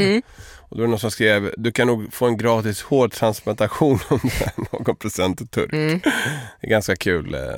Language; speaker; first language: Swedish; native; Swedish